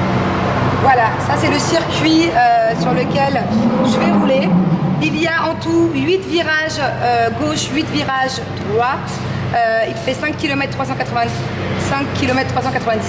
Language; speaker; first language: French; native; French